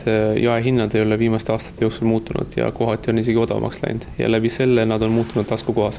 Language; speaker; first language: Estonian; native; Estonian